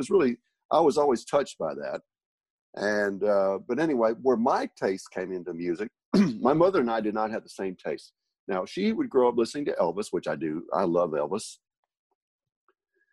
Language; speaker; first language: English; native; English